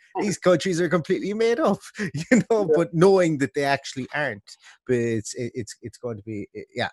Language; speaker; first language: English; native; English